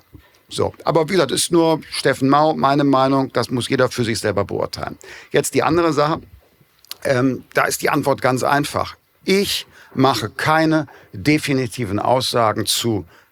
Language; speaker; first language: German; native; German